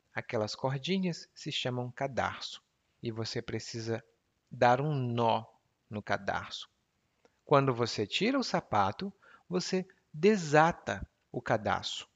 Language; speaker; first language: Portuguese; native; Portuguese